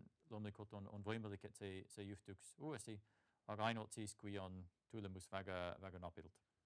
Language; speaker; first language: Estonian; non-native, fluent; English